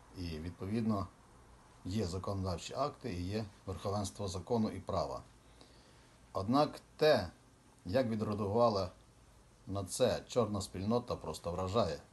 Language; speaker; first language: Ukrainian; native; Ukrainian